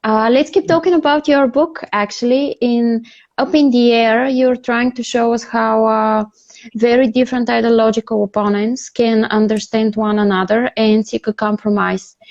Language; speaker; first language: English; non-native, fluent; Bulgarian